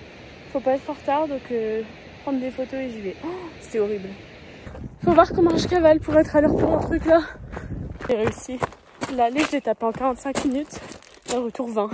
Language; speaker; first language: French; native; French